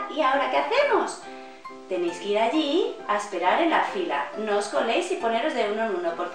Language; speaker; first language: Spanish; native; Spanish